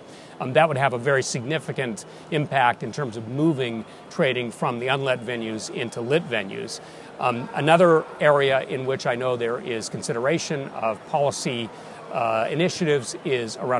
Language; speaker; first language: English; native; English